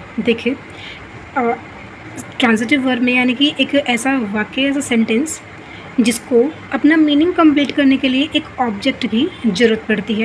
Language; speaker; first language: Hindi; native; Hindi